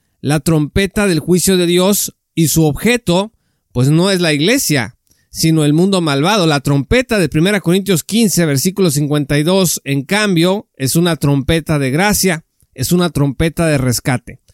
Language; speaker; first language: Spanish; native; Spanish